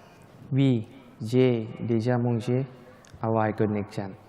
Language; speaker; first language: French; non-native, learner; Thai